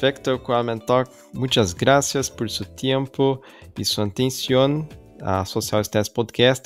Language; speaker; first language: Spanish; non-native, fluent; Portuguese